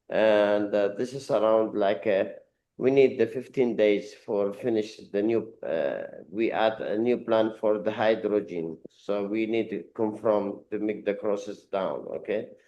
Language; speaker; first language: English; non-native, learner; Arabic